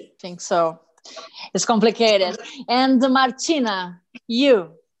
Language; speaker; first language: English; non-native, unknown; Portuguese